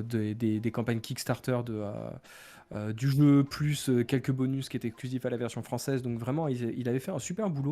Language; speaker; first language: French; native; French